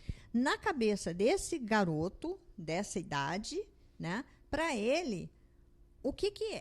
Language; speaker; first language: Portuguese; native; Portuguese